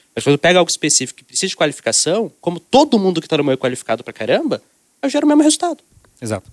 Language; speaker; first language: Portuguese; native; Portuguese